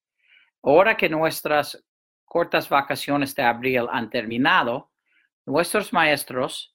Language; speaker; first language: Spanish; non-native, fluent; English